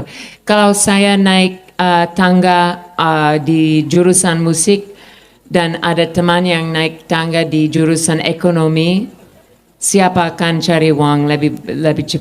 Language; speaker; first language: Indonesian; non-native, fluent; English